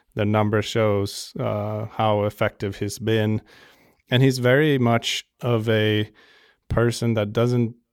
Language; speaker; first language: English; non-native, fluent; Swedish